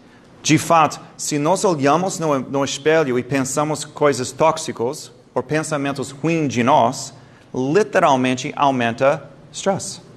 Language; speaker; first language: Portuguese; non-native, fluent; English